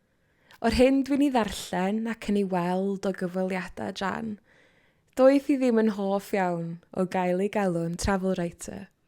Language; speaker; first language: Welsh; native; Welsh